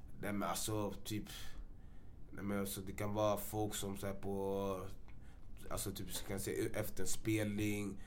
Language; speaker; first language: Swedish; early bilingual, other home language; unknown